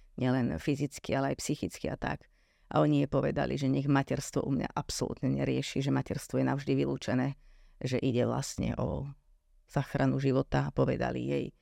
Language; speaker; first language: Slovak; native; Slovak